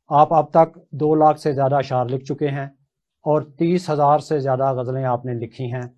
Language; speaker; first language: Urdu; native; Urdu